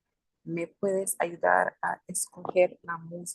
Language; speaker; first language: Spanish; non-native, learner; English